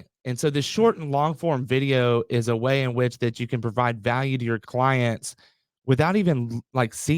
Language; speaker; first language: English; native; English